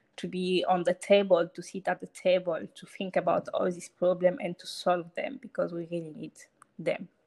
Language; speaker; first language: English; non-native, fluent; Hausa